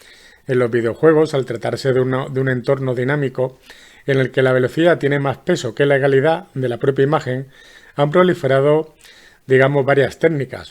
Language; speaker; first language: Spanish; native; Spanish